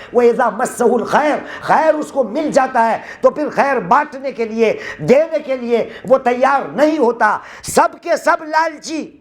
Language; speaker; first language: Urdu; non-native, local second language; Gujarati